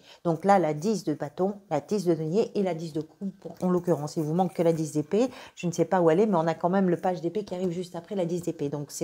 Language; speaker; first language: French; native; French